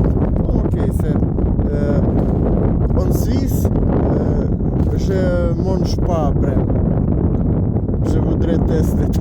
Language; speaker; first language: French; non-native, learner; Russian